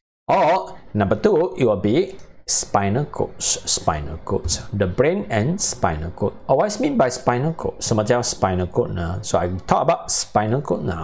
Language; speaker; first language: English; non-native, local second language; Chinese